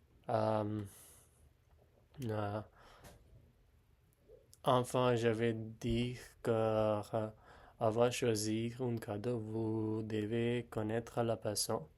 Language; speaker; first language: French; non-native, learner; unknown